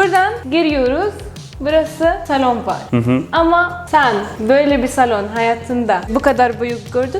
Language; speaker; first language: Turkish; non-native, learner; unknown